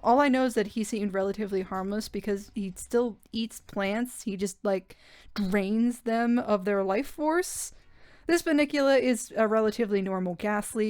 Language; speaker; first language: English; native; English